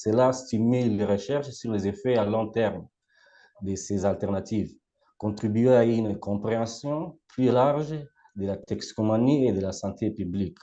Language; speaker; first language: French; non-native, local second language; Lingala